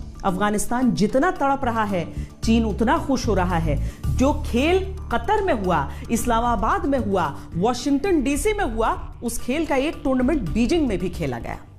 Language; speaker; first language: Hindi; native; Hindi